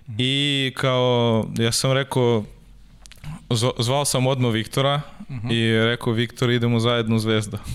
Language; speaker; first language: Serbian; non-native, learner; Russian